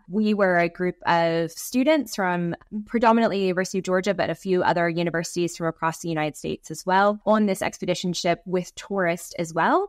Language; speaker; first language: English; native; English